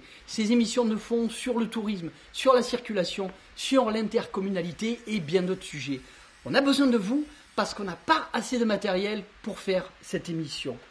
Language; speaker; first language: French; native; French